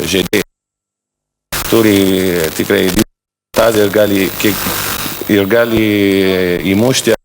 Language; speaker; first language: Lithuanian; non-native, learner; Italian